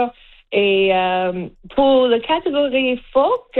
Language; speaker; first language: French; non-native, learner; English